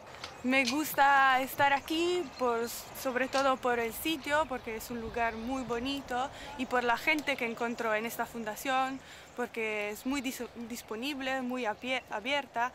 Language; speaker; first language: Spanish; non-native, fluent; Italian